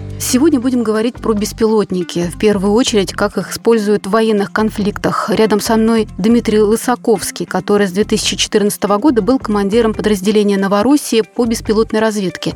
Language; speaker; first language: Russian; native; Russian